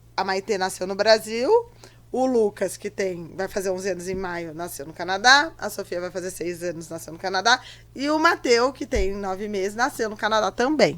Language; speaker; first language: Portuguese; native; Portuguese